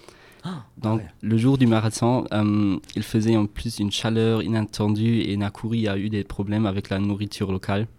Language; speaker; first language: French; non-native, fluent; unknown